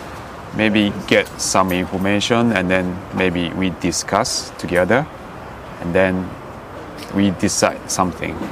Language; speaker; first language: English; non-native, learner; Japanese